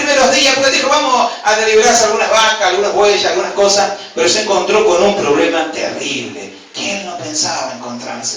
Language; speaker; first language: Spanish; native; Spanish